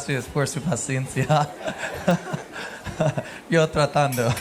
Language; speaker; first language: Spanish; non-native, learner; English